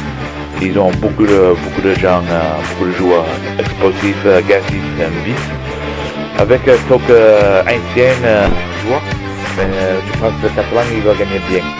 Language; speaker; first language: French; non-native, learner; English